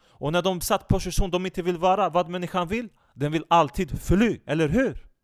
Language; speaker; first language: Swedish; non-native, fluent; Turkish